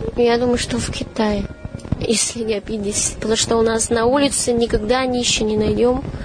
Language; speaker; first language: Russian; non-native, learner; Chinese